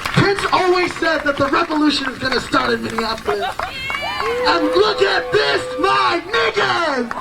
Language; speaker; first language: English; early bilingual, other home language; Yoruba